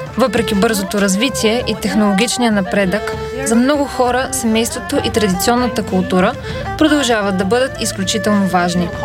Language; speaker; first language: Bulgarian; non-native, fluent; Chinese